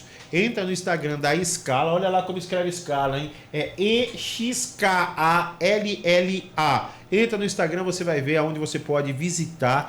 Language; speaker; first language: Portuguese; native; Portuguese